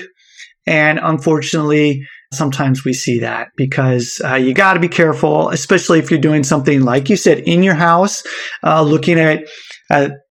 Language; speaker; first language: English; native; English